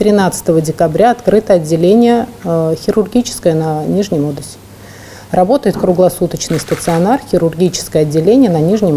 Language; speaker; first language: Russian; native; Russian